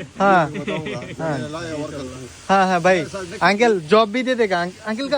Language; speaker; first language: Hindi; non-native, learner; Bangla